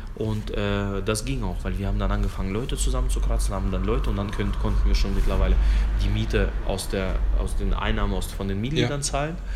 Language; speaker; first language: German; early bilingual, other home language; Russian